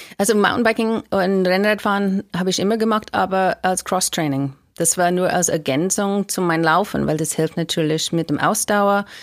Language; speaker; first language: German; non-native, fluent; English